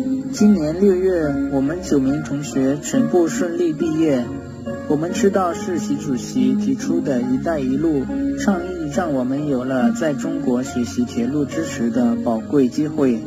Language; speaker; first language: Chinese; non-native, fluent; Lao